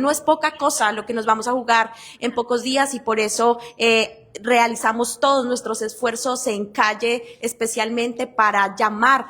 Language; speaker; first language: Spanish; native; Spanish